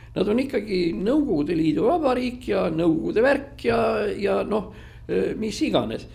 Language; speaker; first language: Estonian; non-native, local second language; Russian